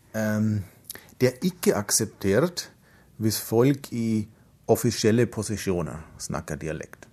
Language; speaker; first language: Norwegian; non-native, fluent; German